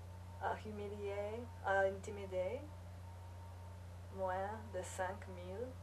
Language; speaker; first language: French; non-native, learner; English